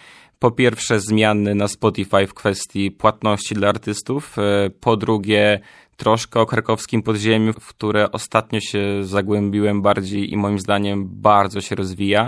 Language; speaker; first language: Polish; native; Polish